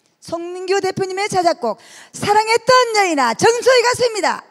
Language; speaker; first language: Korean; native; Korean